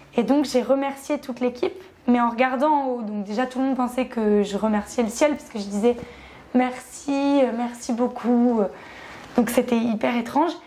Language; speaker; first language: French; native; French